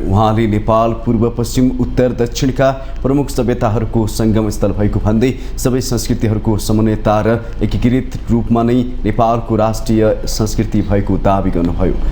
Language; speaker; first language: Nepali; native; Nepali